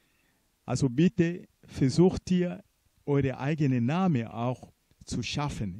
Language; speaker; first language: German; non-native, fluent; Portuguese